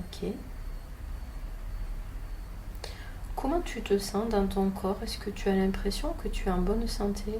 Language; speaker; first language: French; native; French